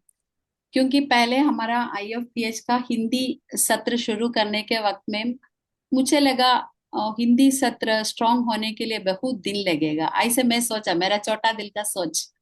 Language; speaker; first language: Hindi; non-native, local second language; Malayalam